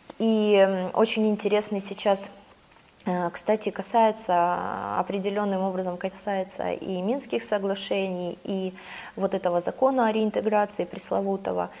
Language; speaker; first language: Russian; native; Russian